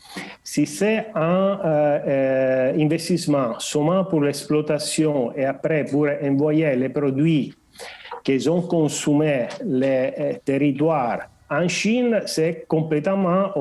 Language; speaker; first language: French; non-native, learner; Portuguese